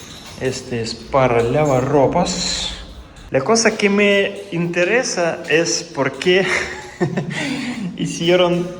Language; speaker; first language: Spanish; non-native, fluent; Russian